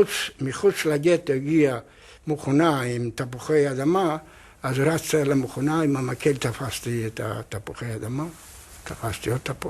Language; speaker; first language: Hebrew; non-native, fluent; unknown